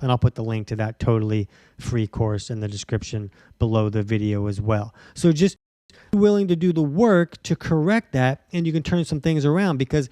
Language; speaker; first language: English; native; English